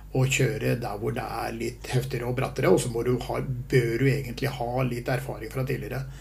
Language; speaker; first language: Norwegian; native; Norwegian